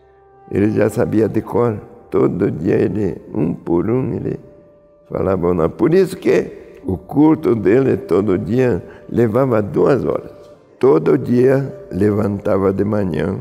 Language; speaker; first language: Portuguese; early bilingual, other home language; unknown